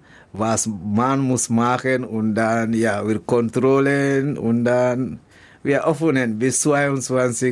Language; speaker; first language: German; non-native, learner; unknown